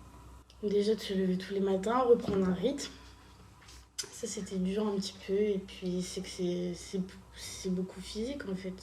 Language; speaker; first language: French; native; French